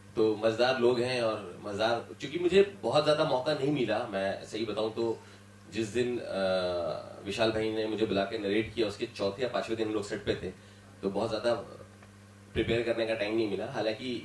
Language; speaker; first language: Hindi; native; Hindi